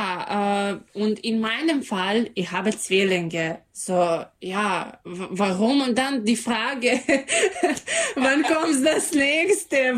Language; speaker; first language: German; non-native, learner; Serbian